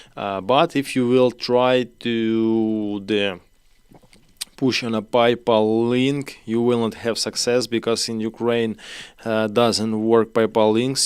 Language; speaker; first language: English; non-native, learner; Ukrainian